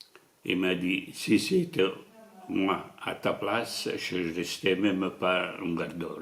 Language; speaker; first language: French; non-native, fluent; Italian